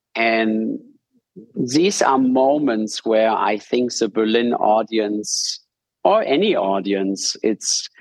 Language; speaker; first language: English; non-native, fluent; German